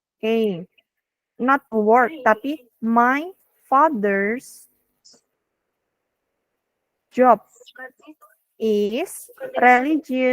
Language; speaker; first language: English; non-native, fluent; Indonesian